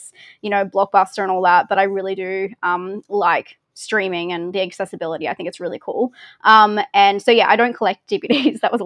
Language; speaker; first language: English; native; English